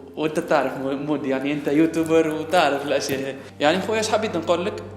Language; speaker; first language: Arabic; native; Arabic